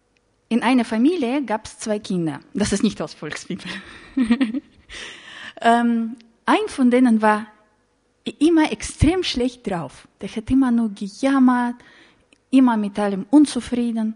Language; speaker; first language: German; non-native, fluent; Russian